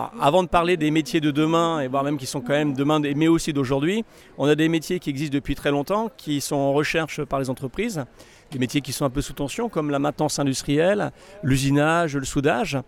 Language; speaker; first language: French; native; French